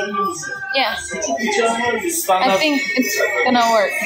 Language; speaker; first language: English; non-native, fluent; Turkish